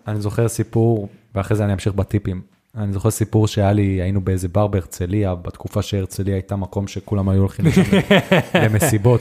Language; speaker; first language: Hebrew; native; Hebrew